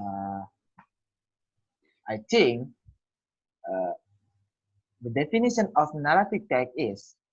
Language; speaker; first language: English; non-native, learner; Indonesian